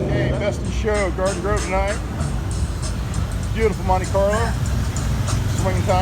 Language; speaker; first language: English; native; English